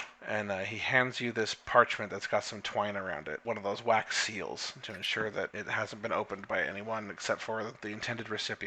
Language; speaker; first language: English; native; English